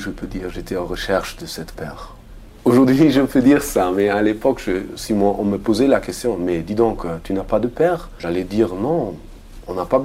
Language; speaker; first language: French; non-native, fluent; German